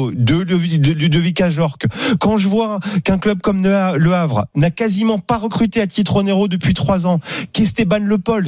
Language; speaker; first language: French; native; French